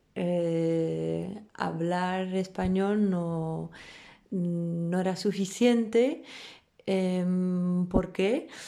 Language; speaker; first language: Spanish; non-native, fluent; Polish